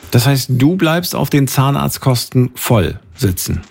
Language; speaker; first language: German; native; German